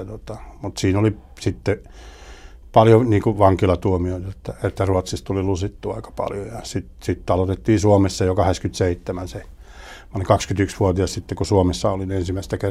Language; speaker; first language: Finnish; early bilingual, heritage; Finnish